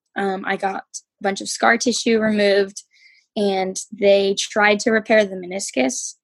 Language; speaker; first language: English; native; English